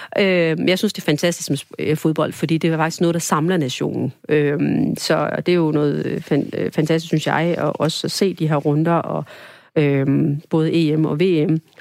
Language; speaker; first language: Danish; early bilingual, other home language; Tamil